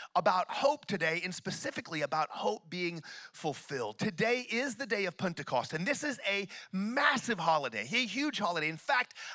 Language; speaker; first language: English; native; English